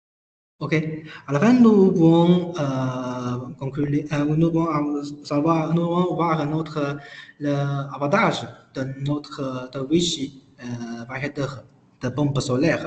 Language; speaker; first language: French; non-native, learner; Chinese